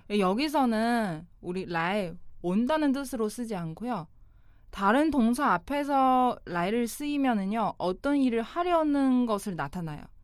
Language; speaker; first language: Korean; non-native, fluent; Chinese